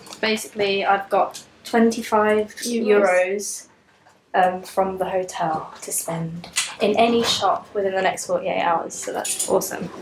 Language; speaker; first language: English; native; English